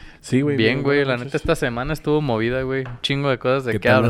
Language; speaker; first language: Spanish; native; Spanish